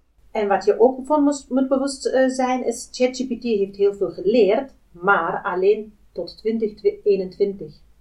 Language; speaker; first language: Dutch; non-native, fluent; German